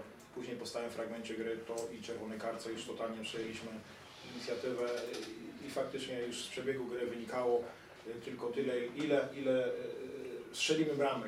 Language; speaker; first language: Polish; native; Polish